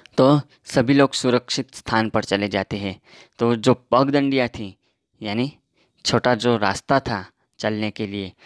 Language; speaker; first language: Hindi; non-native, local second language; Gujarati